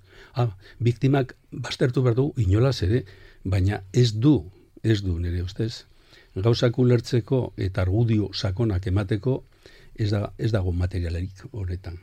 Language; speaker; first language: Basque; non-native, local second language; Spanish